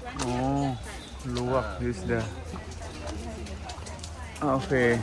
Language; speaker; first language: English; non-native, local second language; Cebuano